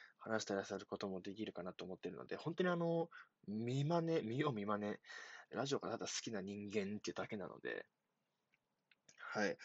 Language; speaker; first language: Japanese; native; Japanese